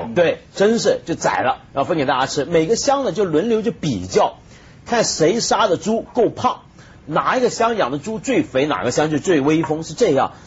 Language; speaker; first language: Chinese; native; Chinese